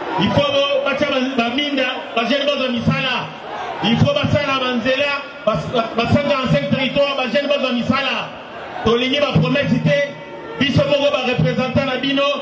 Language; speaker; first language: Lingala; native; Lingala